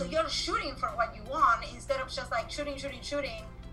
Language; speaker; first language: English; non-native, fluent; Spanish